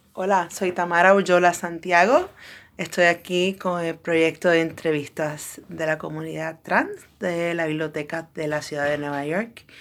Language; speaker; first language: Spanish; early bilingual, heritage; Spanish